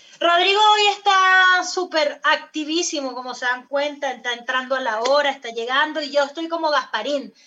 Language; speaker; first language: Spanish; native; Spanish